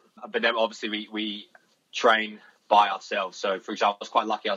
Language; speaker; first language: English; native; English